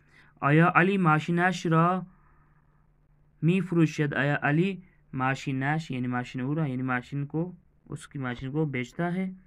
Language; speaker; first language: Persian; non-native, fluent; Urdu